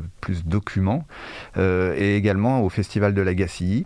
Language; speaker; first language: French; native; French